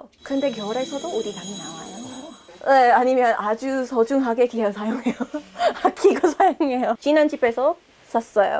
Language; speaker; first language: Korean; non-native, fluent; English